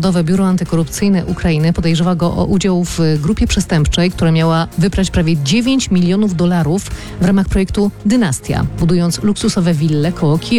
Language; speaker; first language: Polish; native; Polish